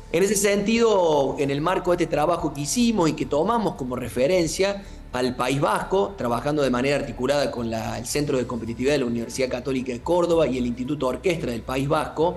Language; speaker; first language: Spanish; native; Spanish